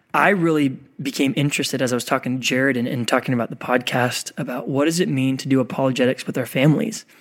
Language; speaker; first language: English; native; English